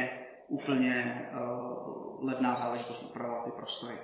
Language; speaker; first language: Czech; native; Czech